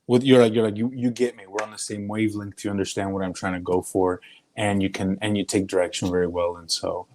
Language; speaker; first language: English; native; English